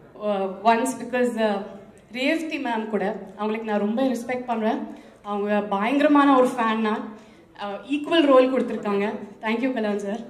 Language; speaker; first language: Tamil; non-native, fluent; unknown